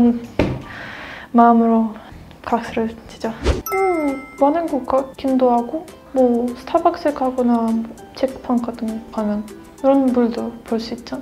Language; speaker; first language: Korean; non-native, fluent; Russian